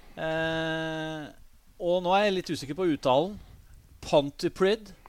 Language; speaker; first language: Norwegian; native; Norwegian